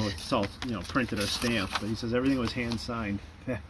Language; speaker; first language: English; native; English